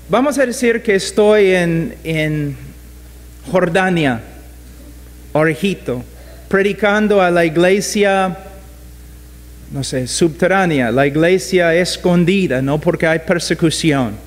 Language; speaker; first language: Spanish; non-native, fluent; English